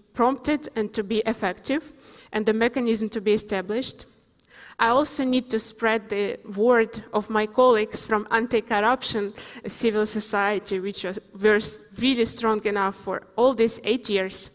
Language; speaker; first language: English; non-native, fluent; Ukrainian